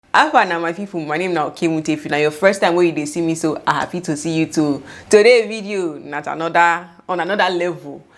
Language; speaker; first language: Nigerian Pidgin; non-native, local second language; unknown